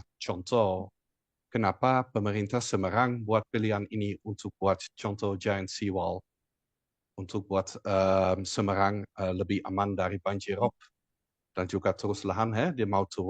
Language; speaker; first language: Indonesian; non-native, fluent; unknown